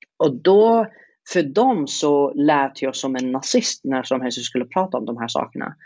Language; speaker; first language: Swedish; non-native, fluent; Arabic